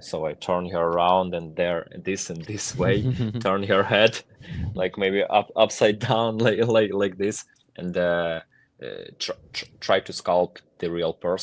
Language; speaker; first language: English; non-native, fluent; Ukrainian